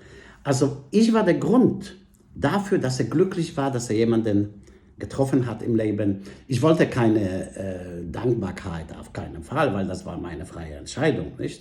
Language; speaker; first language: German; non-native, fluent; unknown